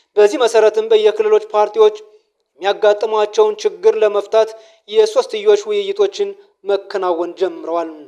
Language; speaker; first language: Amharic; native; Amharic